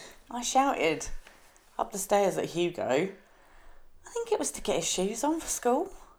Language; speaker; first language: English; native; English